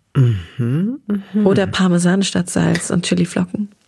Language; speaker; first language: German; native; German